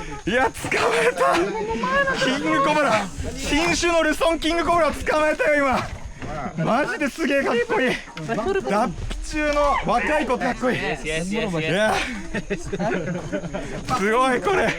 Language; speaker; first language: Japanese; native; Japanese